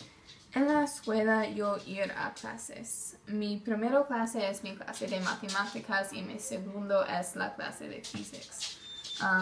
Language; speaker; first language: Spanish; non-native, learner; English